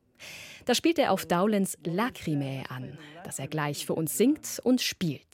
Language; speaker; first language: German; native; German